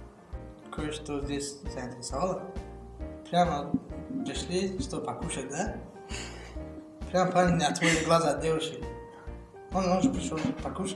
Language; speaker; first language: Russian; non-native, fluent; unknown